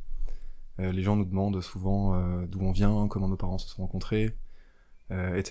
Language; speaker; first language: French; native; French